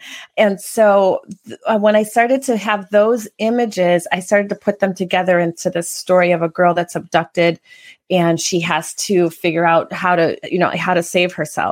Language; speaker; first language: English; native; English